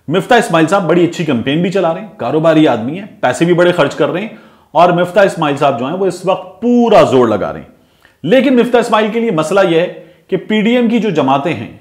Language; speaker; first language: Urdu; native; Urdu